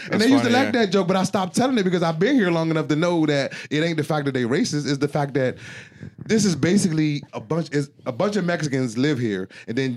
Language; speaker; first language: English; native; English